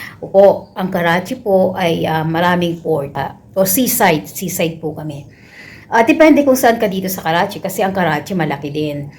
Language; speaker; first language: Filipino; native; Filipino